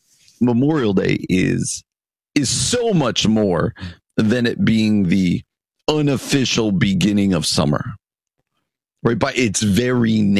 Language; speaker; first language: English; native; English